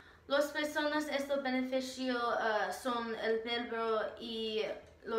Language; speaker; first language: Spanish; non-native, learner; English